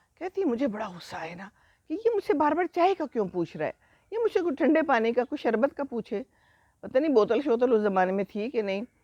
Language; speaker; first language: Urdu; native; Urdu